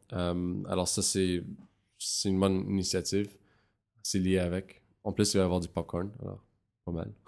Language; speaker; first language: French; non-native, local second language; English